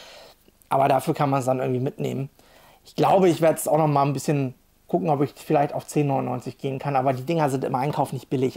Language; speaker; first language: German; native; German